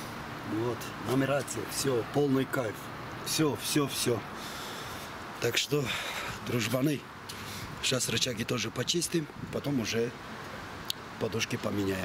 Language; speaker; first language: Russian; non-native, fluent; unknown